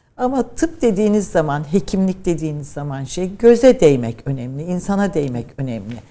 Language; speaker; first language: Turkish; native; Turkish